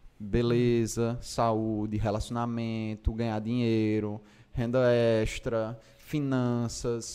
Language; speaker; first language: Portuguese; native; Portuguese